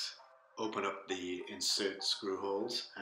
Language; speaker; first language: English; native; English